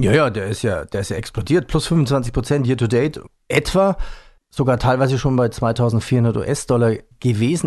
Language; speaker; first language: German; native; German